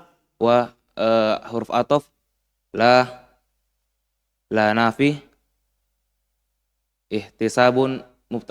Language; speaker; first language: Arabic; non-native, learner; Indonesian